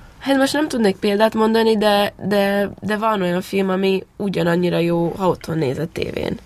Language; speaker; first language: Hungarian; early bilingual, heritage; Hungarian